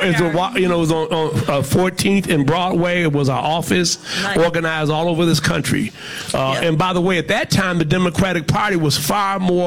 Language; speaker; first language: English; native; English